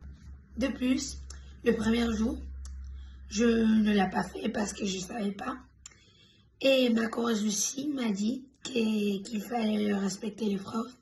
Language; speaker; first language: French; non-native, fluent; Spanish